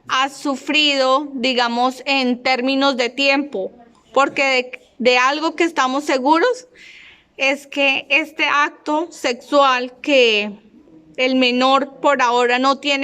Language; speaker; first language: Spanish; native; Spanish